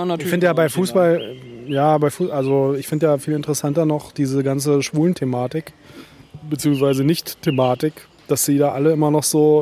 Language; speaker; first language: German; native; German